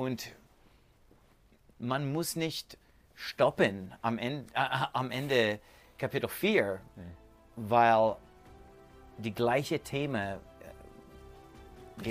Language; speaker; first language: German; non-native, learner; English